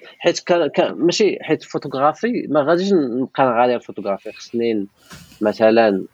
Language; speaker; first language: Arabic; non-native, local second language; Tachelhit